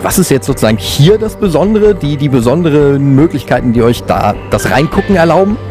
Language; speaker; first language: German; native; German